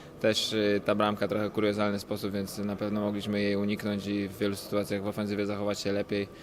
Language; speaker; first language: Polish; native; Polish